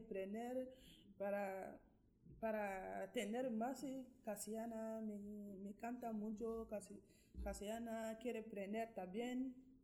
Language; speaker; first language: Spanish; non-native, learner; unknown